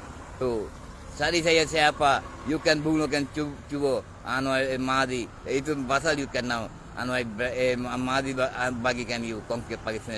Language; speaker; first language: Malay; non-native, learner; Bangla